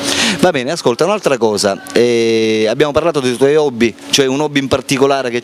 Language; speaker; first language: Italian; native; Italian